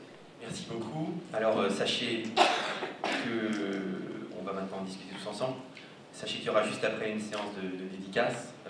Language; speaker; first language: French; native; French